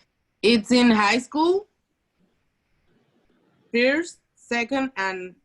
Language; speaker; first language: English; non-native, learner; Spanish